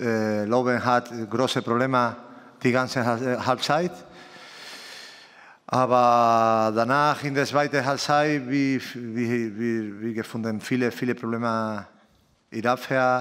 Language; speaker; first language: German; non-native, learner; Spanish